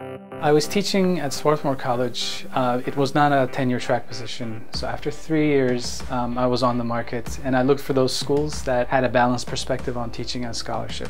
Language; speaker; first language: English; non-native, fluent; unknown